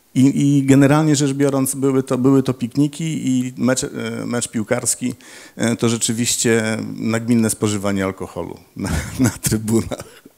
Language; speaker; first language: Polish; native; Polish